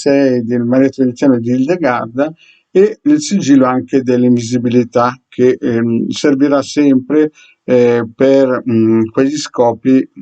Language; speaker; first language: Italian; native; Italian